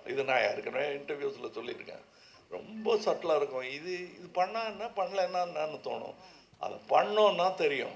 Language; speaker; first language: Tamil; native; Tamil